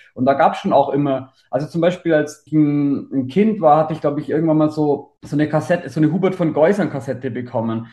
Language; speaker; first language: German; native; German